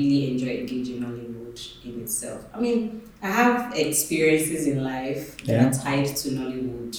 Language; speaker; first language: English; non-native, local second language; Yoruba